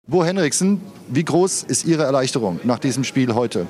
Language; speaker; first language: German; native; German